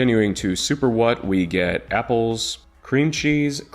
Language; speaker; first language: English; native; English